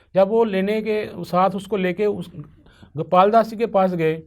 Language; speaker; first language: Hindi; non-native, local second language; Punjabi